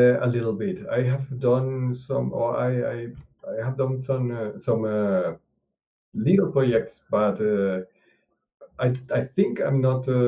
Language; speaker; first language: English; non-native, learner; Spanish